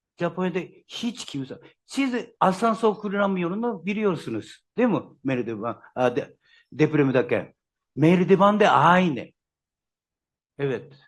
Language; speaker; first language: Turkish; non-native, learner; Japanese